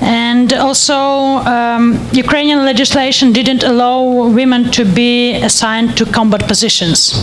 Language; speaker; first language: English; non-native, learner; Ukrainian